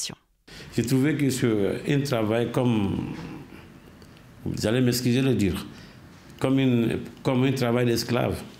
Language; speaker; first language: French; non-native, learner; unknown